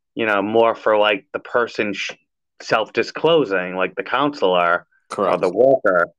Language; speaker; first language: English; native; English